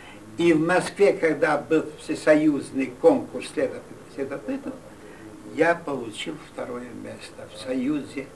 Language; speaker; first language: Russian; non-native, fluent; Yiddish